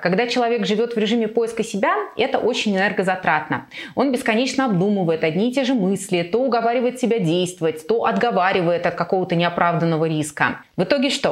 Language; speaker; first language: Russian; native; Russian